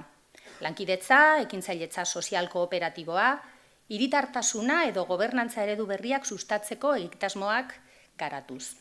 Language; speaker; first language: Basque; native; Basque